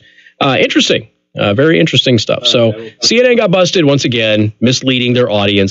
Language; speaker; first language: English; native; English